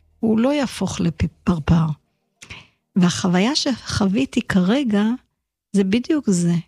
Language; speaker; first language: Hebrew; early bilingual, other home language; English